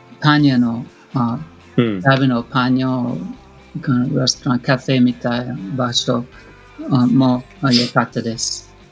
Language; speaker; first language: Japanese; non-native, learner; English